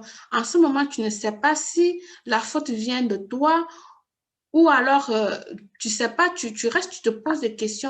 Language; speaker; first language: French; native; French